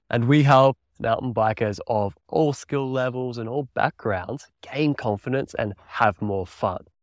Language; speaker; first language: English; native; English